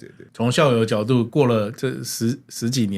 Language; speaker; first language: Chinese; native; Chinese